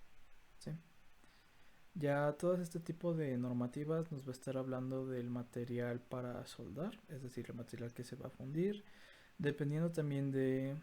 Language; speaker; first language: Spanish; native; Spanish